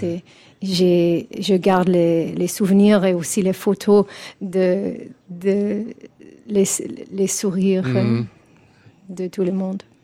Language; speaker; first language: French; non-native, fluent; English